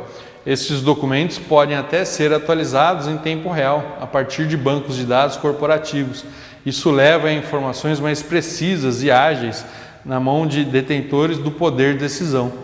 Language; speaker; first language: Portuguese; native; Portuguese